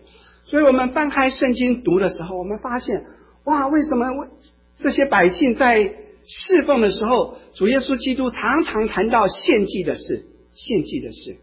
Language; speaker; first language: Chinese; native; Chinese